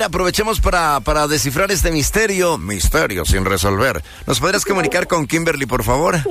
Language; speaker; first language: Spanish; native; Spanish